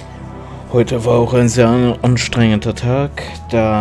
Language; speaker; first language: German; non-native, local second language; Luxembourgish